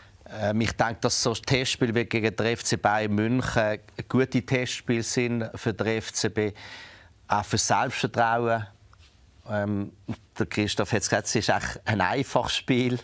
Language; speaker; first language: German; native; German